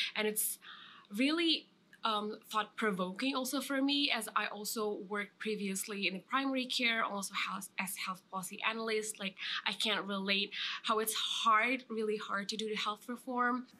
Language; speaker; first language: English; non-native, fluent; Indonesian